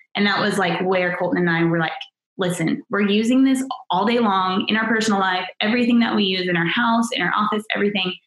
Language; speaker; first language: English; native; English